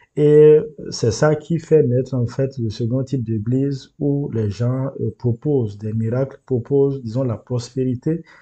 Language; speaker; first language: French; non-native, local second language; Yoruba